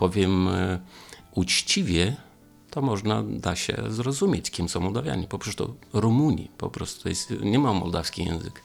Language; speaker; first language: Polish; non-native, fluent; Romanian